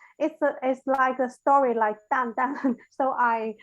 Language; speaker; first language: English; non-native, learner; Chinese